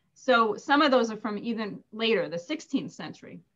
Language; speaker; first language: English; native; English